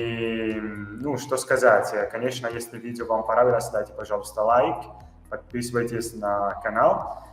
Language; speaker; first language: Russian; non-native, fluent; Italian